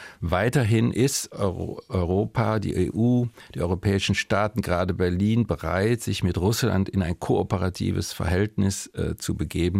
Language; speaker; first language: German; native; German